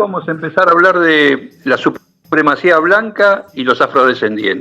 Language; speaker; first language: Spanish; native; Spanish